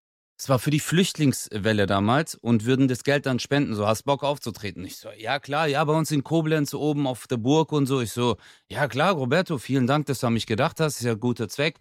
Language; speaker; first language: German; early bilingual, other home language; Turkish